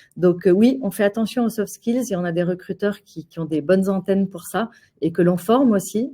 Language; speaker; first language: French; native; French